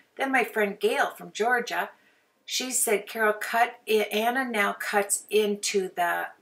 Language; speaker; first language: English; native; English